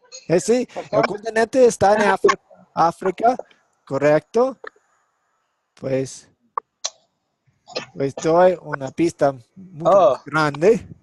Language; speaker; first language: Spanish; non-native, fluent; English